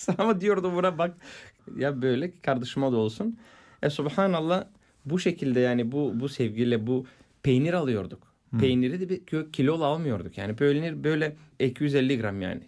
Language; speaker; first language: Turkish; non-native, fluent; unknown